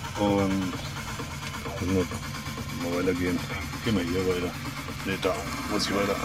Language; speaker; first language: German; native; German